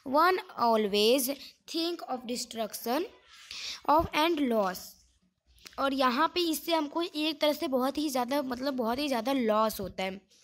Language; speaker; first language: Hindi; non-native, local second language; Gujarati